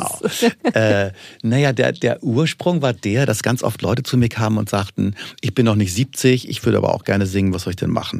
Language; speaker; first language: German; native; German